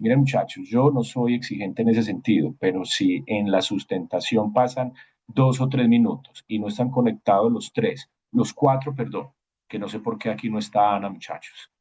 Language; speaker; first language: Spanish; native; Spanish